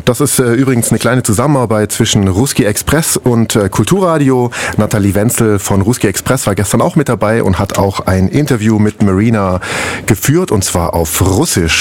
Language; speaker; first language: German; native; German